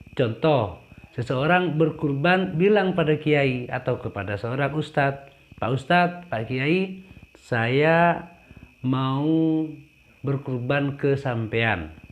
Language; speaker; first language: Indonesian; non-native, local second language; Madurese